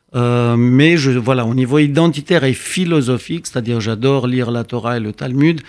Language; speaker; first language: French; non-native, fluent; Romanian